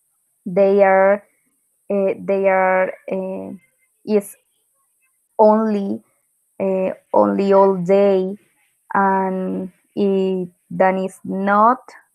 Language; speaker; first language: English; non-native, learner; Spanish